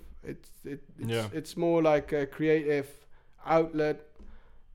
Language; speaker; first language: English; native; English